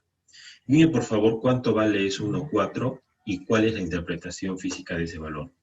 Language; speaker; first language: Spanish; native; Spanish